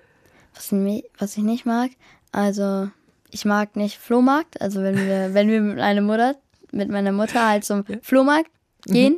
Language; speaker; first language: German; early bilingual, other home language; Kurdish